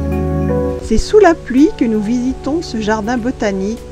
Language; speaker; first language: French; native; French